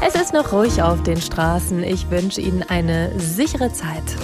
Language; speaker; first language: German; native; German